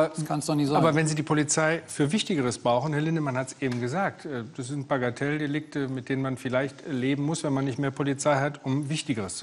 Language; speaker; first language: German; native; German